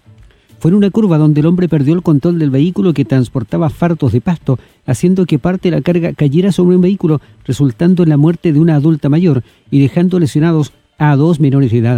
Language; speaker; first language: Spanish; native; Spanish